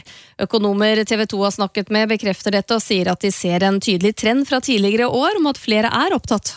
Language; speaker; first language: Norwegian; native; Norwegian